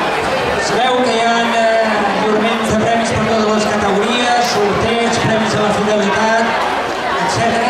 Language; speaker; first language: Catalan; native; Catalan